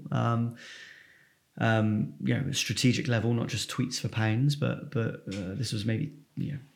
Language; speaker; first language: English; native; English